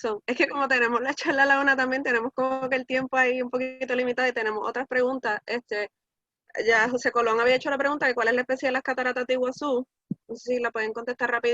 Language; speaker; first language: Spanish; native; Spanish